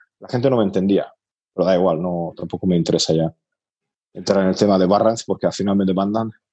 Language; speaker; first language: Spanish; non-native, fluent; Hungarian